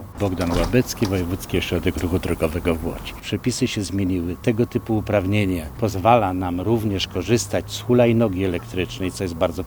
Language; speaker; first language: Polish; native; Polish